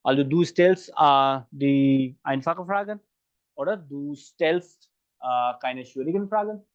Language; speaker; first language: German; non-native, fluent; Hindi